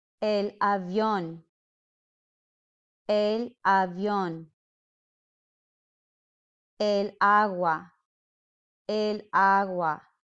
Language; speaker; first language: Spanish; non-native, fluent; English